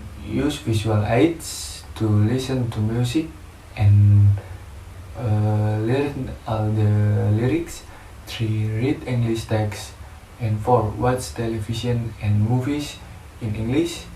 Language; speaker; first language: English; non-native, learner; Indonesian